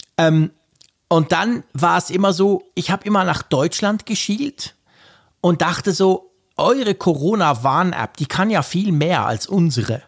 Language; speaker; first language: German; native; German